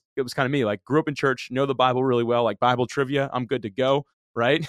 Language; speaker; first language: English; early bilingual, other home language; Italian